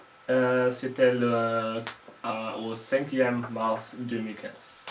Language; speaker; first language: French; non-native, learner; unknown